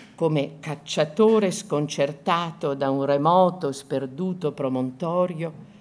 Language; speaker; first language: Italian; native; Italian